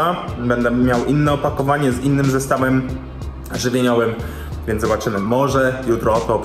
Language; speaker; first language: Polish; native; Polish